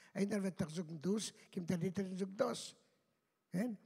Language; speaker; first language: Hebrew; non-native, fluent; Yiddish